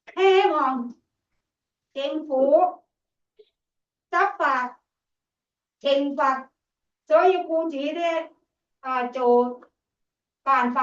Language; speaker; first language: Cantonese; non-native, fluent; Thai